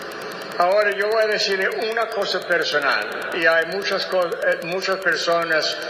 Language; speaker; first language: Spanish; non-native, fluent; English